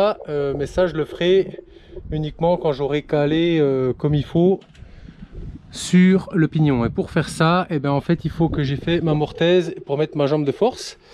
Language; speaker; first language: French; native; French